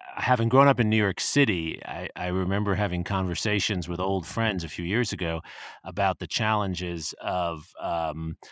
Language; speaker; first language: English; native; English